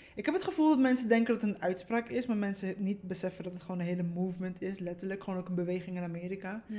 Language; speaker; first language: Dutch; early bilingual, other home language; Spanish